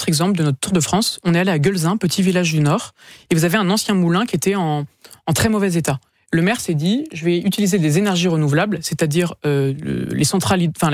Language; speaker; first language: French; native; French